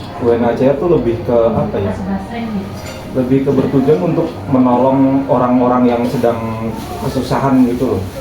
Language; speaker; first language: Indonesian; native; Indonesian